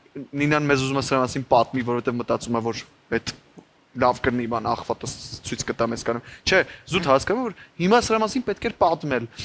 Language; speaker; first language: Armenian; native; Armenian